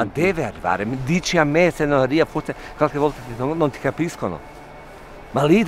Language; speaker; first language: Italian; non-native, fluent; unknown